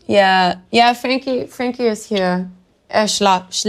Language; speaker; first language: German; non-native, learner; English